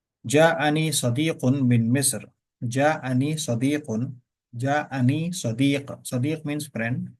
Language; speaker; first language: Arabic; non-native, fluent; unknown